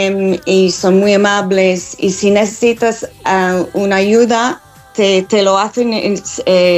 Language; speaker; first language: Spanish; non-native, fluent; English